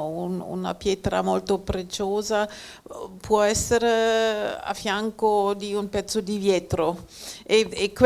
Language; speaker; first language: Italian; non-native, fluent; German